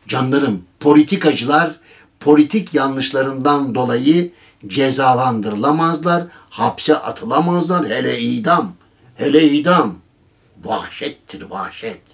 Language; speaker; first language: Turkish; native; Turkish